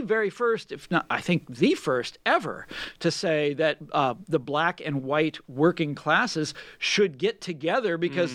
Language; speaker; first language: English; native; English